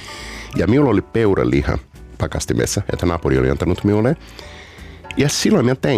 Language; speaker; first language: Finnish; non-native, fluent; Portuguese